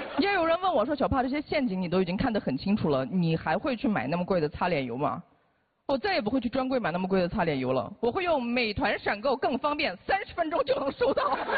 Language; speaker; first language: Chinese; non-native, local second language; Uyghur